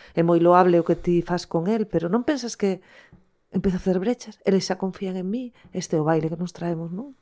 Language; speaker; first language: Galician; non-native, local second language; Spanish